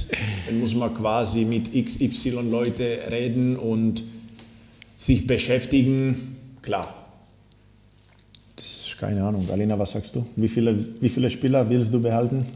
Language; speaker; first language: German; non-native, fluent; Slovak